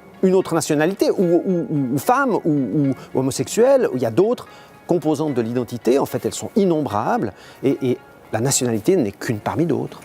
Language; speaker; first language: French; native; French